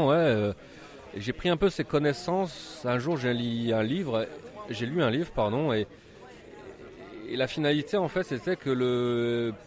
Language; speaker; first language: French; native; French